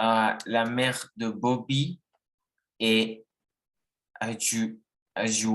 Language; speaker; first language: French; non-native, learner; Spanish